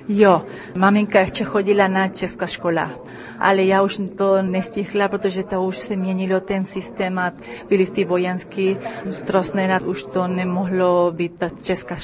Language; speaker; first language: Czech; early bilingual, heritage; Spanish